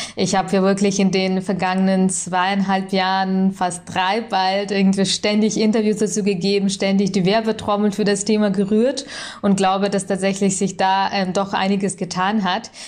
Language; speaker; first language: German; early bilingual, other home language; Russian